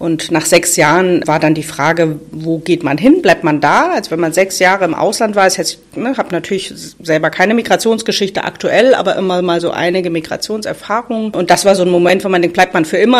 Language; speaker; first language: German; native; German